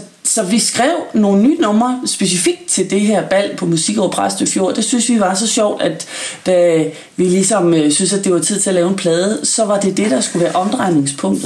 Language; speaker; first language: Danish; native; Danish